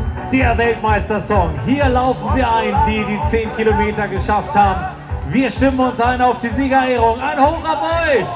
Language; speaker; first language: German; native; German